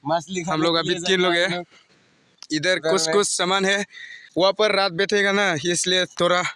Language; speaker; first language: Hindi; non-native, local second language; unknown